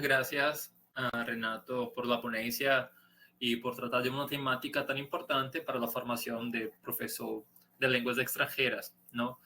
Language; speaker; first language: Spanish; non-native, fluent; Portuguese